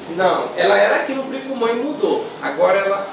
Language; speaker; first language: Portuguese; native; Portuguese